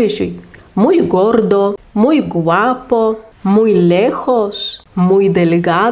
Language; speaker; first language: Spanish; non-native, fluent; Lithuanian